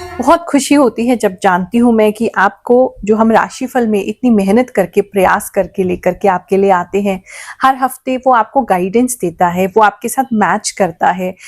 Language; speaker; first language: Hindi; native; Hindi